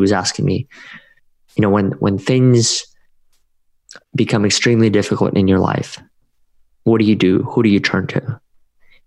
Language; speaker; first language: English; early bilingual, other home language; Russian